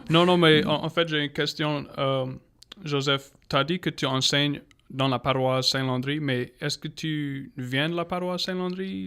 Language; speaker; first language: French; non-native, local second language; English